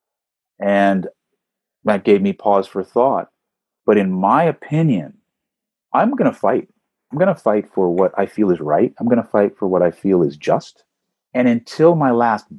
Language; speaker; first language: English; native; English